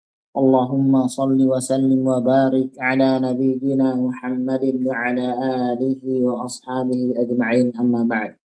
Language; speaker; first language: Arabic; non-native, fluent; Indonesian